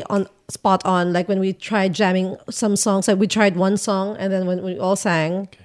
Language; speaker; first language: English; non-native, local second language; Filipino